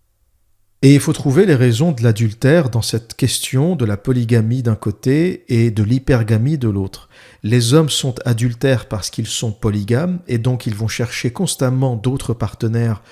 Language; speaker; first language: French; native; French